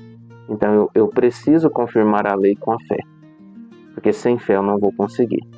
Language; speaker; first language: Portuguese; native; Portuguese